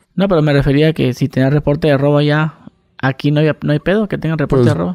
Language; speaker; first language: Spanish; native; Spanish